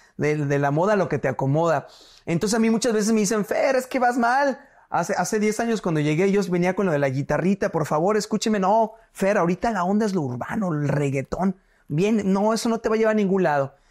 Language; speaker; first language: Spanish; native; Spanish